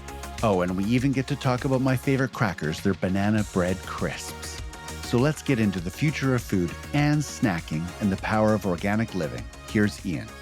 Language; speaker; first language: English; native; English